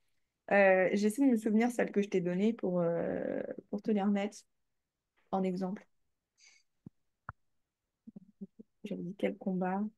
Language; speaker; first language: French; native; French